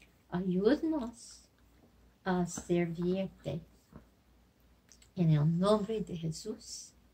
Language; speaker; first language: Spanish; non-native, learner; English